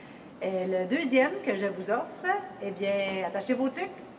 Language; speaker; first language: French; native; French